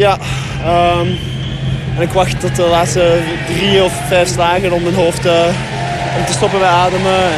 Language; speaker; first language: Dutch; non-native, local second language; French